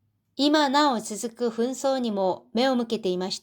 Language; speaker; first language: Japanese; non-native, fluent; Korean